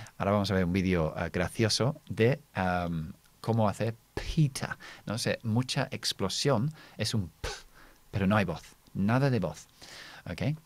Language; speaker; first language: Spanish; non-native, fluent; English